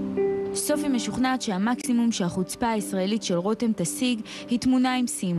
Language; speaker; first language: Hebrew; native; Hebrew